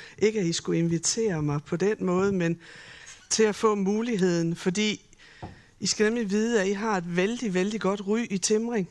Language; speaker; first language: Danish; native; Danish